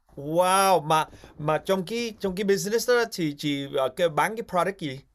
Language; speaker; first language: Vietnamese; early bilingual, heritage; Vietnamese